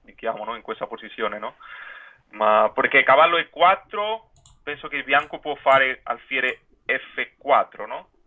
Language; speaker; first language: Italian; non-native, fluent; Spanish